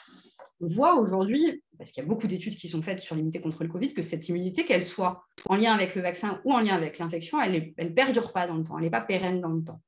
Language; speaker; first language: French; native; French